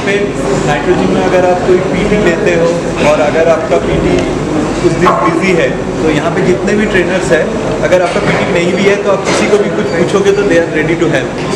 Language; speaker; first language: Hindi; native; Hindi